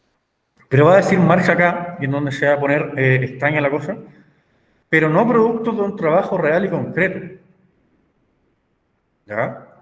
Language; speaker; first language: Spanish; native; Spanish